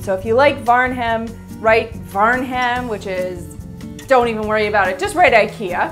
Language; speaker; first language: English; native; English